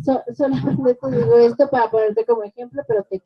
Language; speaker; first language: Spanish; native; Spanish